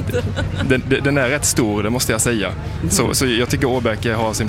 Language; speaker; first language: Swedish; native; Swedish